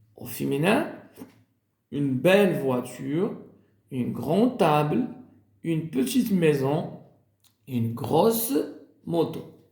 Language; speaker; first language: French; non-native, local second language; Arabic